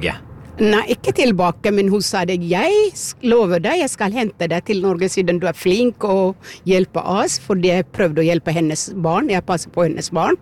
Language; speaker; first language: Norwegian; non-native, learner; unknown